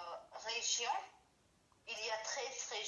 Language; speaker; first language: French; non-native, learner; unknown